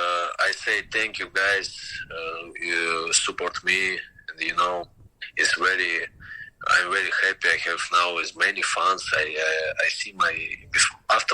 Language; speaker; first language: English; non-native, learner; Russian